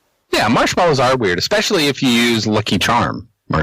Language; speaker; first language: English; native; English